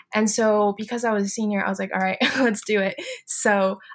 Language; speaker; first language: English; non-native, fluent; Chinese